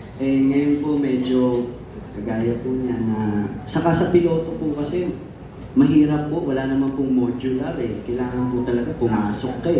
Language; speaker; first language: Filipino; native; Filipino